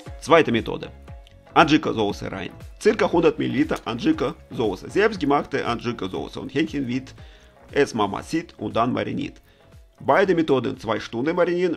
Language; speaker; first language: German; non-native, learner; Russian